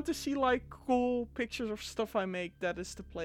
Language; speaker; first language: English; non-native, fluent; Dutch